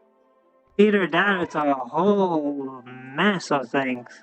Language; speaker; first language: English; native; English